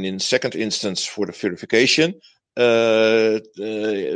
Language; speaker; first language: English; non-native, fluent; Dutch